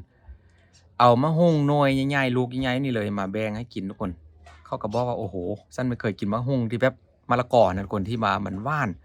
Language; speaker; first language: Thai; non-native, local second language; Northeastern Thai